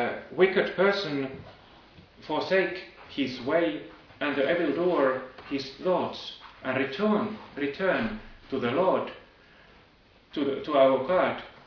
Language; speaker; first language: English; non-native, fluent; Finnish